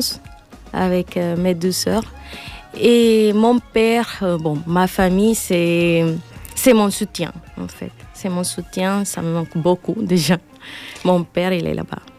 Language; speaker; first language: French; non-native, learner; Spanish